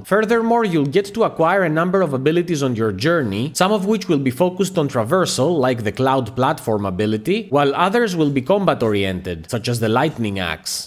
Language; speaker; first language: English; native; English